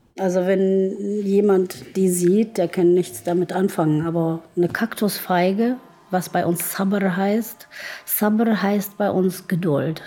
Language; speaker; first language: German; non-native, fluent; Arabic